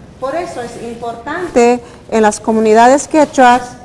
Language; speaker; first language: Spanish; non-native, local second language; Quechua